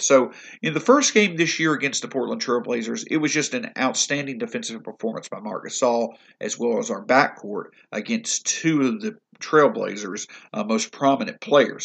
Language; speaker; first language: English; native; English